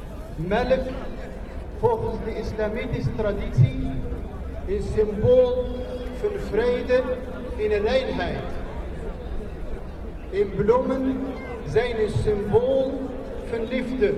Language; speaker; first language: Dutch; non-native, fluent; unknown